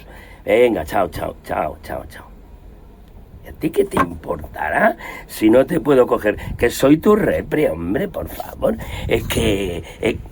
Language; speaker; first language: Spanish; native; Spanish